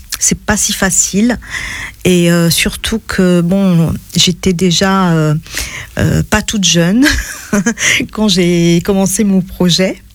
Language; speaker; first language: French; non-native, local second language; Arabic